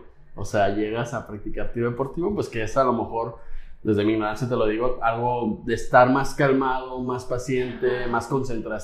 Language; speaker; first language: Spanish; native; Spanish